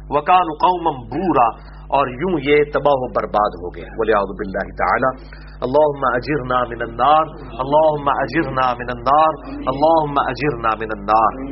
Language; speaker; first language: Urdu; non-native, local second language; Punjabi